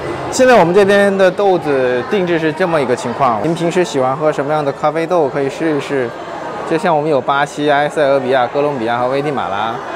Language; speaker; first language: Chinese; early bilingual, other home language; Korean